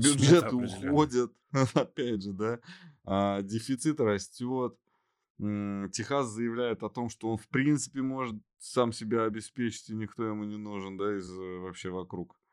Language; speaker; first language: Russian; native; Russian